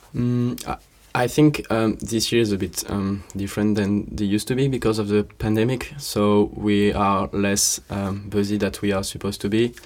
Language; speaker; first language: English; non-native, fluent; French